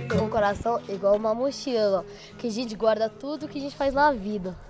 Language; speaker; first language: Portuguese; non-native, fluent; Arabic